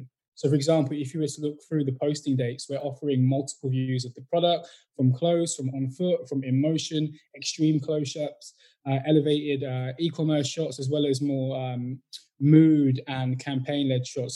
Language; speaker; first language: English; native; English